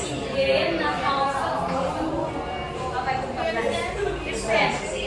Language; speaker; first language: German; non-native, fluent; Indonesian